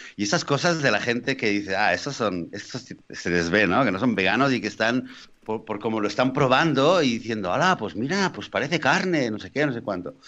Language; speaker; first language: Spanish; native; Spanish